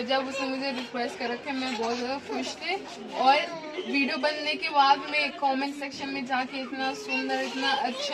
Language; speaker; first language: Hindi; non-native, learner; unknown